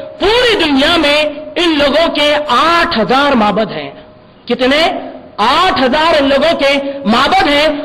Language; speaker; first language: Urdu; native; Urdu